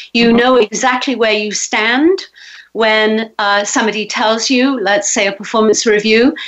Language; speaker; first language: English; native; English